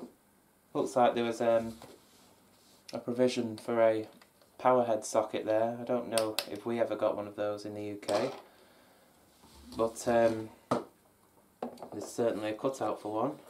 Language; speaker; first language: English; native; English